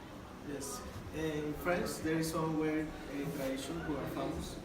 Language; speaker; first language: English; non-native, learner; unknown